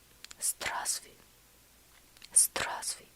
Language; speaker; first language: Russian; non-native, learner; English